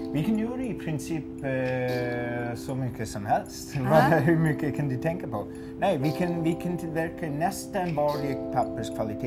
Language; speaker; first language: Swedish; non-native, fluent; English